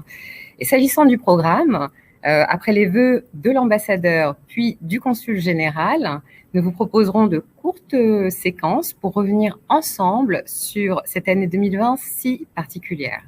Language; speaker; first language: French; native; French